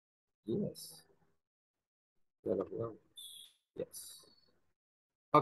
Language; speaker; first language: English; non-native, fluent; Spanish